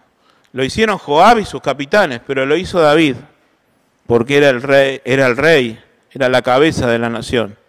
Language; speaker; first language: Spanish; native; Spanish